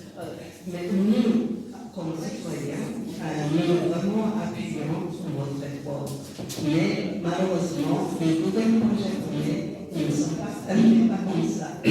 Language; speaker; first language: French; non-native, learner; Japanese